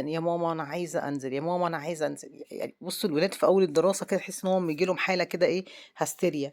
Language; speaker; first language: Arabic; native; Arabic